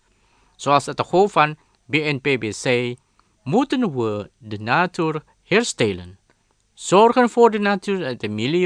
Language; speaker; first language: Dutch; non-native, fluent; Indonesian